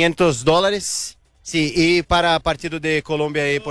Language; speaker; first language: Spanish; non-native, learner; Portuguese